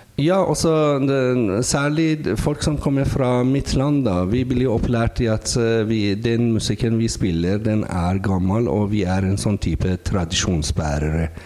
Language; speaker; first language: Norwegian; non-native, fluent; Persian